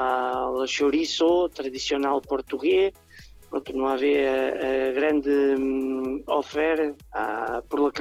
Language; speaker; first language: French; non-native, learner; Portuguese